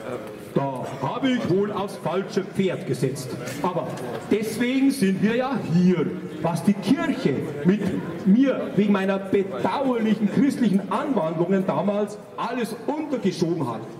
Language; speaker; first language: German; native; German